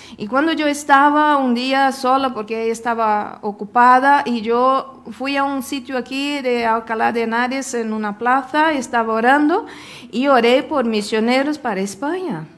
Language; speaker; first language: Spanish; non-native, fluent; Portuguese